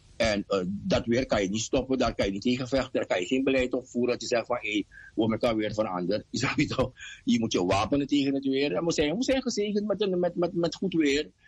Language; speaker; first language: Dutch; native; Dutch